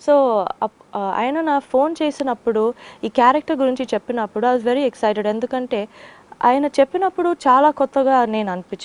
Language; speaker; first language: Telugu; non-native, learner; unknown